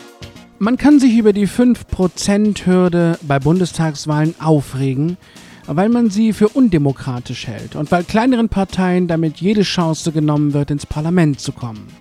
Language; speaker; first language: German; native; German